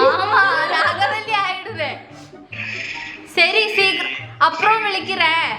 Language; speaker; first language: Tamil; non-native, learner; Malayalam